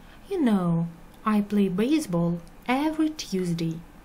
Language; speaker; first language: English; non-native, fluent; Russian